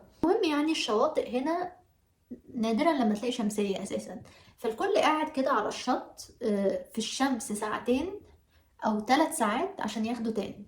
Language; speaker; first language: Arabic; native; Arabic